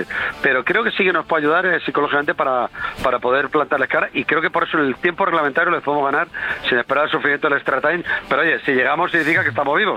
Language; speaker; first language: Spanish; native; Spanish